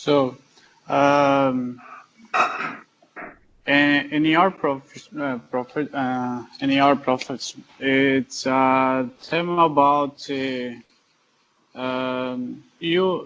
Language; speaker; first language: English; non-native, learner; Portuguese